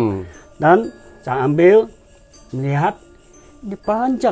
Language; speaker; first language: Indonesian; non-native, learner; Dutch